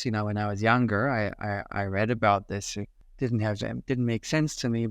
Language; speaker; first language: English; non-native, fluent; German